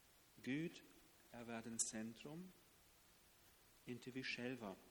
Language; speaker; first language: Swedish; non-native, fluent; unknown